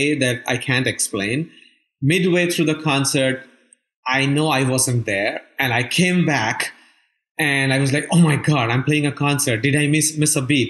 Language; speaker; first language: English; non-native, local second language; Bangla